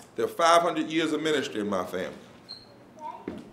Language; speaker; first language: English; native; English